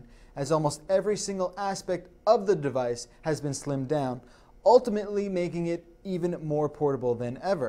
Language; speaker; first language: English; native; English